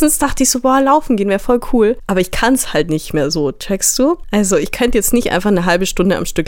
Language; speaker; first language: German; native; German